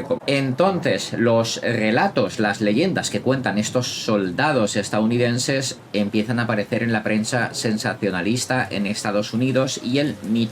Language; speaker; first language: Spanish; native; Spanish